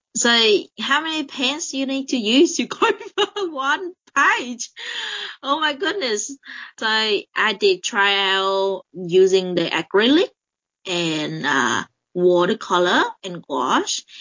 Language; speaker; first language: English; non-native, fluent; Vietnamese